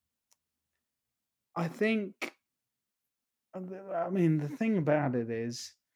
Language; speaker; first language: English; native; English